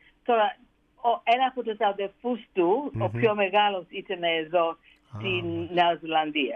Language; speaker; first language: Greek; early bilingual, heritage; Greek